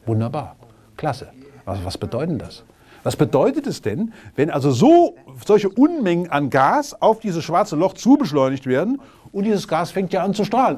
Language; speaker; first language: German; native; German